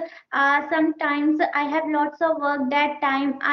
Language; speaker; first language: English; non-native, learner; Hindi